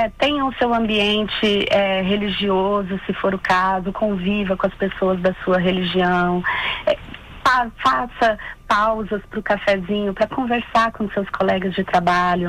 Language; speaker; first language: Portuguese; native; Portuguese